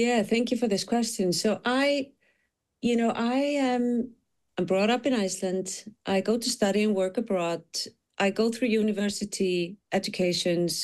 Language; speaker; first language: English; non-native, fluent; Icelandic